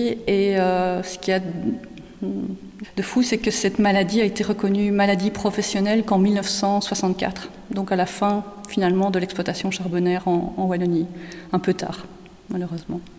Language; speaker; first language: French; native; French